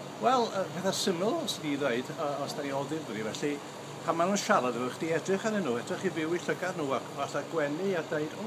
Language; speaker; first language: Welsh; native; Welsh